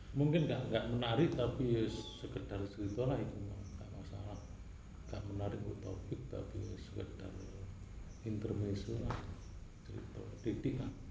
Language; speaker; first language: Indonesian; non-native, local second language; Javanese